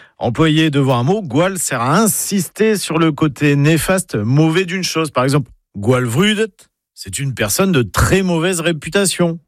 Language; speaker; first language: French; native; French